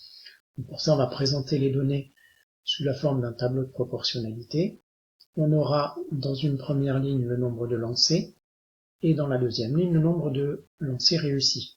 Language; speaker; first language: French; native; French